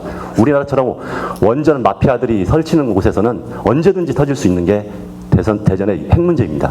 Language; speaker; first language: Korean; native; Korean